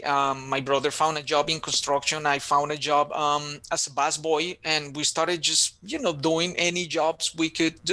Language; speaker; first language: English; non-native, fluent; Spanish